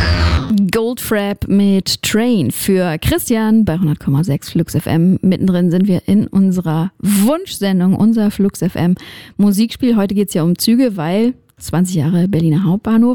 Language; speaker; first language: German; native; German